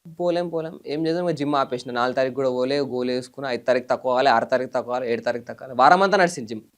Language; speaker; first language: Telugu; native; Telugu